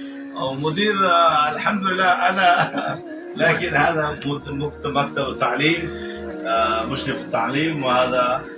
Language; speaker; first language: Arabic; non-native, fluent; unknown